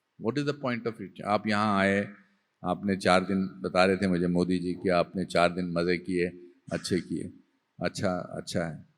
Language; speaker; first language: Hindi; native; Hindi